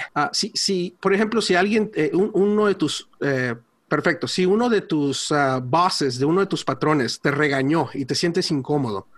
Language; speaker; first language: Spanish; early bilingual, heritage; Spanish